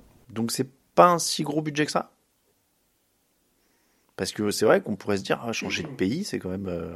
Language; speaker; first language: French; native; French